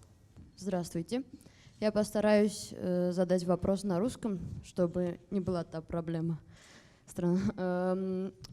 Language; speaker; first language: Russian; non-native, fluent; Armenian